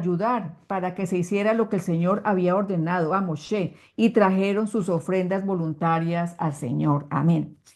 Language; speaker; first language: Spanish; native; Spanish